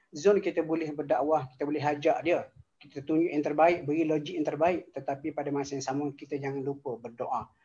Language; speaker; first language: Malay; native; Malay